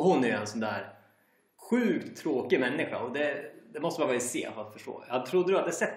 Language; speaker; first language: Swedish; native; Swedish